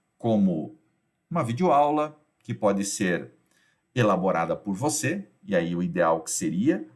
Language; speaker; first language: Portuguese; native; Portuguese